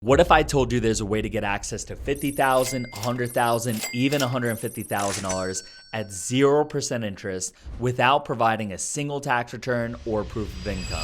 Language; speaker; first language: English; native; English